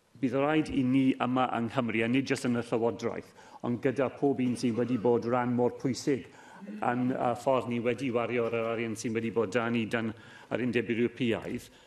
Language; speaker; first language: Welsh; non-native, local second language; English